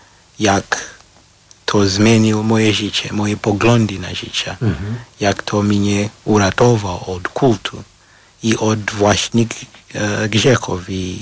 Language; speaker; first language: Polish; non-native, learner; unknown